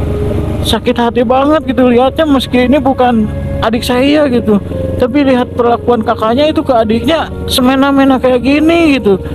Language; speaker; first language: Indonesian; native; Indonesian